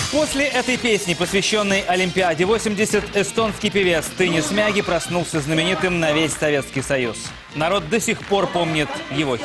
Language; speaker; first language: Russian; native; Russian